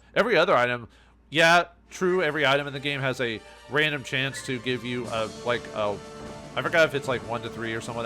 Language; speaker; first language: English; native; English